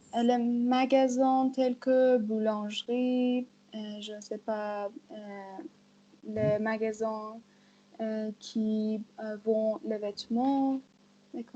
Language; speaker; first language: French; non-native, learner; Persian